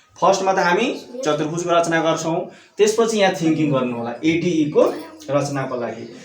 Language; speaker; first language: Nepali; non-native, local second language; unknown